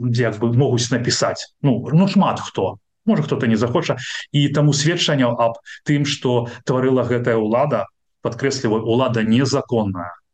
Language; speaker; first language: Belarusian; non-native, local second language; Russian